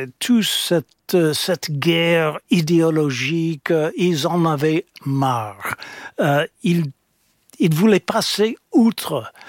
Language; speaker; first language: French; non-native, fluent; English